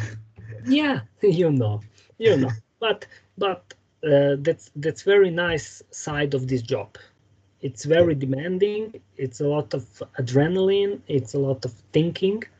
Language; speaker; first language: English; non-native, fluent; Serbian